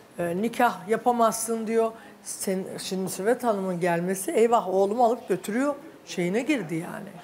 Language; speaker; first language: Turkish; native; Turkish